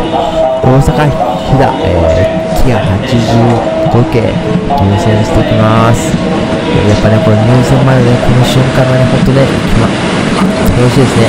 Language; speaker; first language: Japanese; native; Japanese